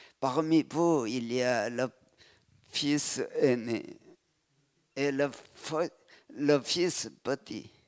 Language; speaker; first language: French; non-native, fluent; Korean